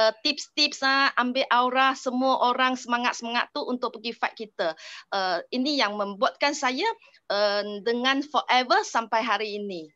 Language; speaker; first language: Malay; non-native, local second language; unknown